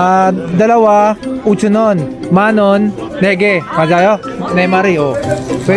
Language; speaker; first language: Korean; non-native, learner; Filipino